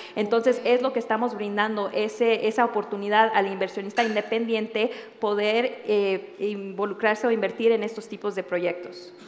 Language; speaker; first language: Spanish; early bilingual, heritage; Spanish